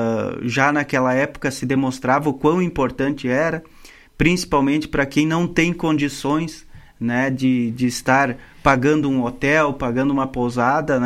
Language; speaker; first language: Portuguese; native; Portuguese